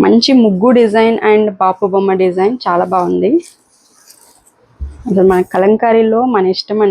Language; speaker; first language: Telugu; native; Telugu